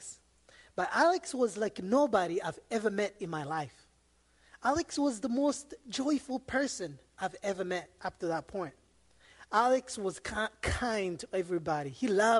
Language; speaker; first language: English; non-native, local second language; Kinyarwanda